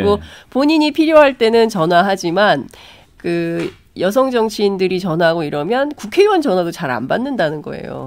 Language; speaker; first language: Korean; native; Korean